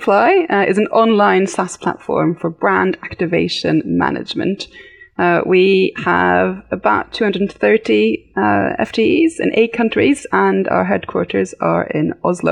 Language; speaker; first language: English; native; English